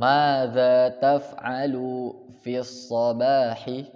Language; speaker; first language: Arabic; non-native, fluent; Indonesian